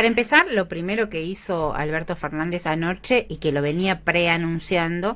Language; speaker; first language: Spanish; native; Spanish